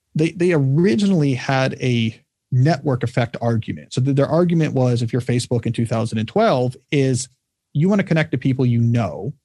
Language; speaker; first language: English; native; English